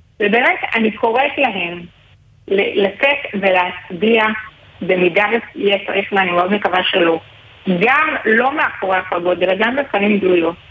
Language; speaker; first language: Hebrew; native; Hebrew